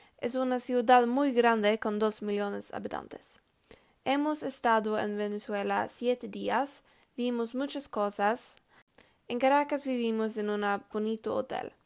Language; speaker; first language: Spanish; non-native, learner; Swedish